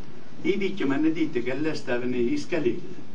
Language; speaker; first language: Italian; native; Italian